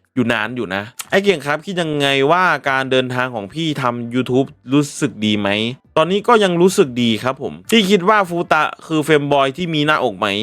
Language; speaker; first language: Thai; native; Thai